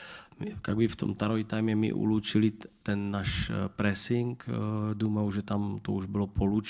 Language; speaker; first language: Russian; non-native, learner; Czech